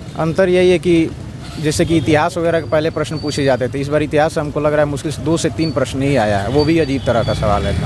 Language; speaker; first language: Hindi; native; Hindi